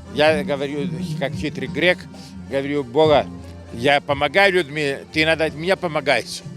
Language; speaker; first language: Russian; non-native, learner; Greek